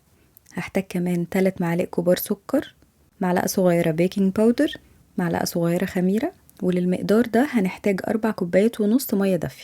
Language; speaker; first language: Arabic; native; Arabic